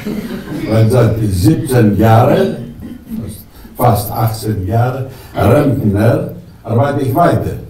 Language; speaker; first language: German; non-native, fluent; Greek